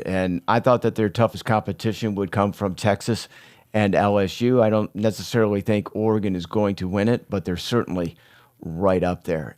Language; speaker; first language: English; native; English